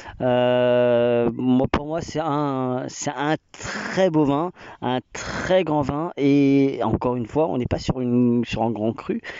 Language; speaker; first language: French; native; French